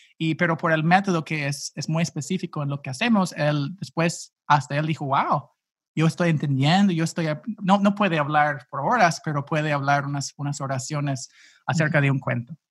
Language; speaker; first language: Spanish; non-native, fluent; English